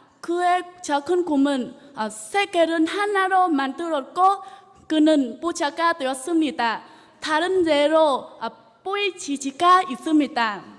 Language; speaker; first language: Korean; non-native, learner; Vietnamese